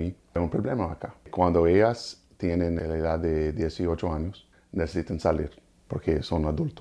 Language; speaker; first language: Spanish; non-native, learner; English